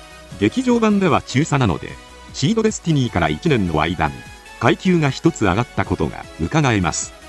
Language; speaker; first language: Japanese; native; Japanese